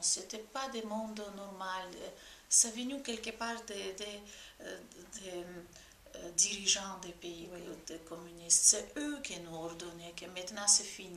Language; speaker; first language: French; non-native, fluent; Georgian